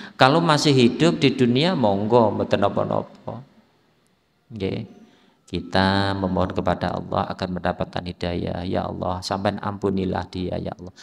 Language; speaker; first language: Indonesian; native; Indonesian